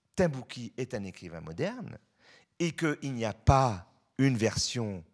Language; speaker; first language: French; native; French